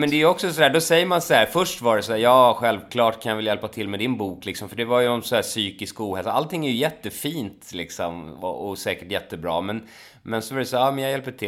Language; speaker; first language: Swedish; native; Swedish